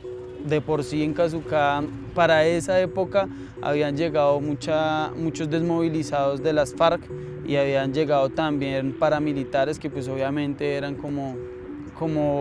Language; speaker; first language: Spanish; native; Spanish